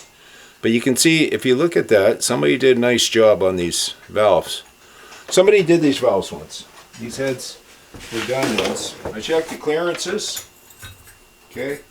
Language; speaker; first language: English; native; English